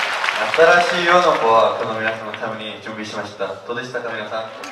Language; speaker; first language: Japanese; non-native, fluent; Korean